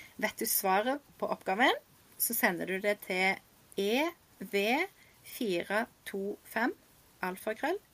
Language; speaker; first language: Norwegian; native; Norwegian